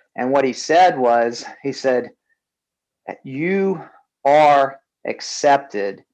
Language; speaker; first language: English; native; English